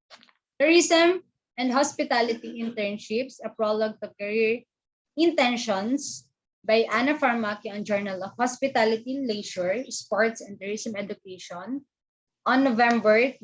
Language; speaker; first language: English; non-native, local second language; Filipino